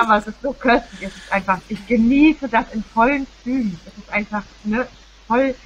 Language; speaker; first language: German; native; German